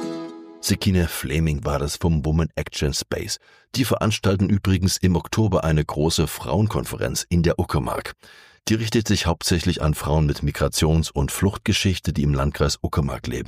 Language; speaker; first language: German; native; German